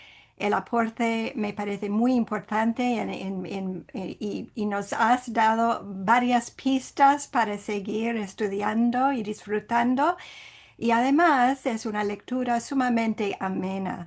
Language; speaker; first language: Spanish; non-native, fluent; English